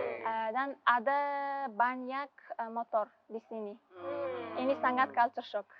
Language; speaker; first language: Indonesian; non-native, learner; Uzbek